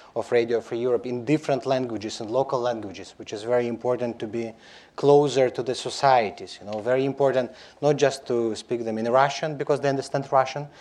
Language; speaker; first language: English; non-native, fluent; Belarusian